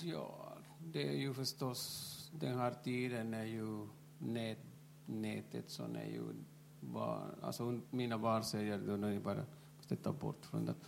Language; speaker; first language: Swedish; non-native, fluent; Spanish